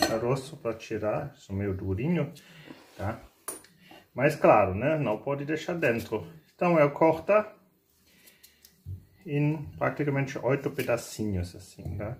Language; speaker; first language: Portuguese; non-native, fluent; German